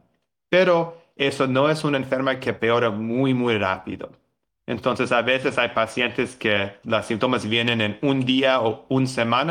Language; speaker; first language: Spanish; non-native, learner; English